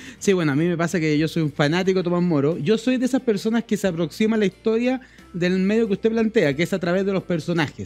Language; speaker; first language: Spanish; native; Spanish